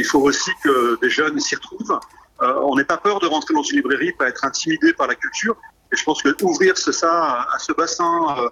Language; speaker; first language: French; native; French